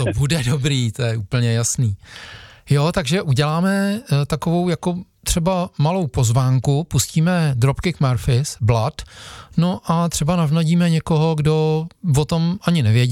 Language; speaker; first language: Czech; native; Czech